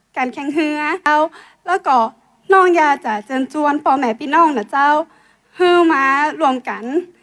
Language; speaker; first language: Thai; native; Thai